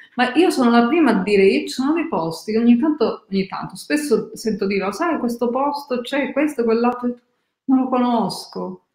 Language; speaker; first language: Italian; native; Italian